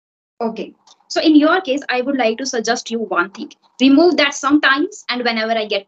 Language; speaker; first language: English; non-native, fluent; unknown